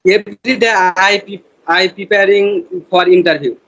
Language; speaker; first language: English; non-native, learner; Bangla